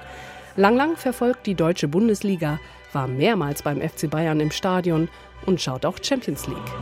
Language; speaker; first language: German; native; German